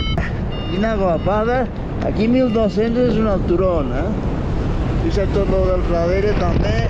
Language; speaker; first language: Catalan; native; Catalan